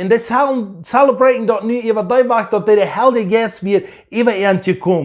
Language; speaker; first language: German; non-native, learner; English